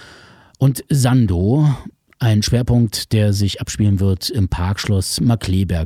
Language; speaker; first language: German; native; German